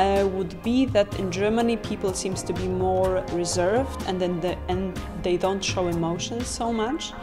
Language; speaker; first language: English; non-native, fluent; Polish